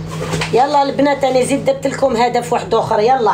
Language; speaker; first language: Arabic; native; Arabic